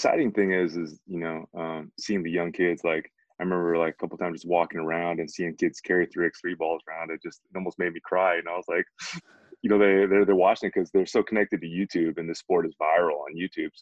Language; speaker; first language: English; native; English